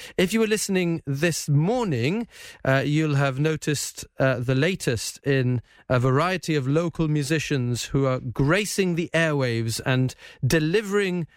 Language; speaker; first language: English; native; English